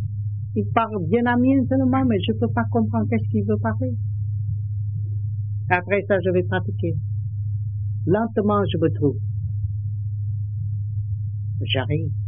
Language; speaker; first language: French; non-native, learner; Vietnamese